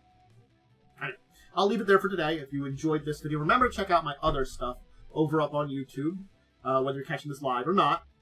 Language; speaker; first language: English; native; English